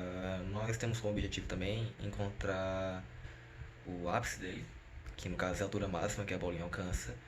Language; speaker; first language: Portuguese; native; Portuguese